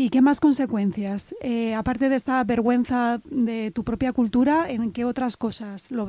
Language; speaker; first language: Spanish; native; Spanish